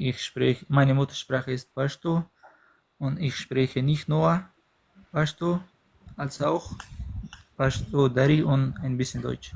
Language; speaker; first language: German; non-native, learner; Pashto